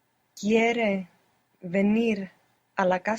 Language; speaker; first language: Spanish; non-native, learner; English